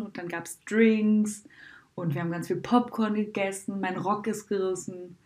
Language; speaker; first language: German; native; German